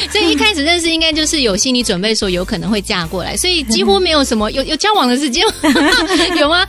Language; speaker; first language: Chinese; native; Chinese